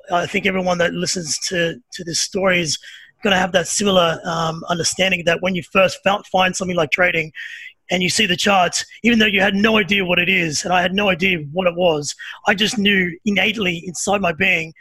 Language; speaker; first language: English; native; English